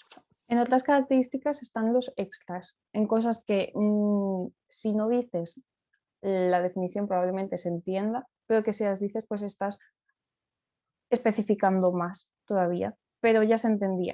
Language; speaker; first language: Spanish; native; Spanish